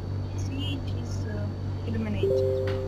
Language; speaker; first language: English; non-native, learner; Russian